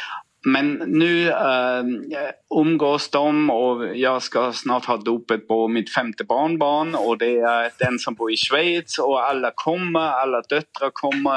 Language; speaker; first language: Swedish; non-native, fluent; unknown